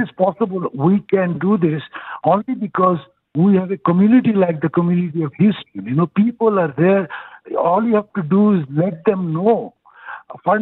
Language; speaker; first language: English; non-native, local second language; Bangla